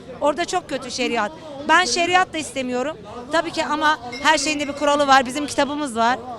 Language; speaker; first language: Turkish; non-native, fluent; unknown